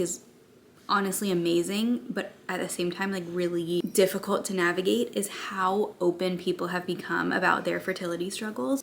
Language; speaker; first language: English; native; English